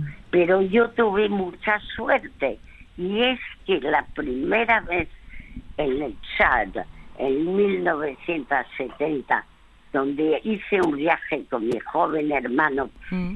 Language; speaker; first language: Spanish; early bilingual, other home language; French